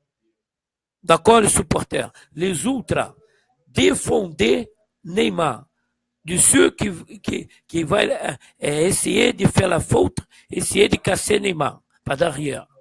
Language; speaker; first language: French; non-native, fluent; Portuguese